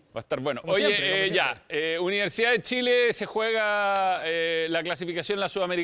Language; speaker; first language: Spanish; native; Spanish